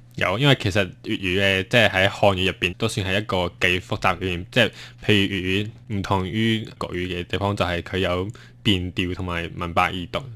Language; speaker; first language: Cantonese; non-native, fluent; Chinese